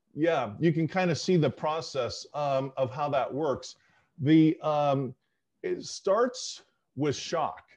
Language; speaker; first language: English; native; English